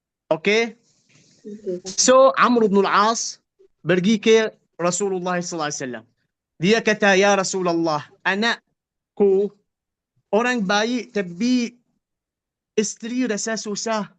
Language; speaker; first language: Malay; non-native, fluent; Arabic